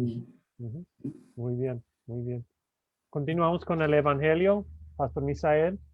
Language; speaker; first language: Spanish; non-native, fluent; English